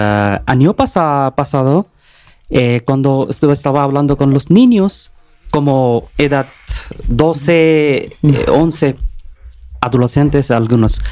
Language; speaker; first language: Spanish; non-native, learner; Bangla